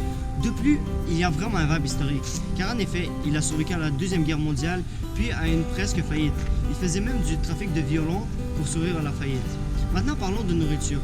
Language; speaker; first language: French; native; French